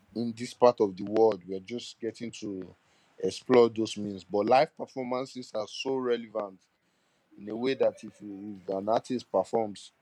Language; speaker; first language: English; non-native, local second language; Yoruba